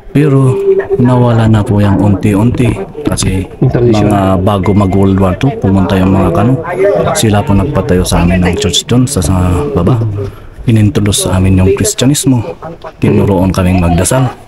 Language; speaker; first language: Filipino; non-native, local second language; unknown